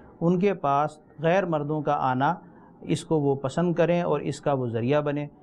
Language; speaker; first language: Urdu; native; Urdu